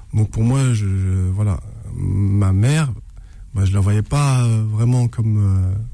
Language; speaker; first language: French; native; French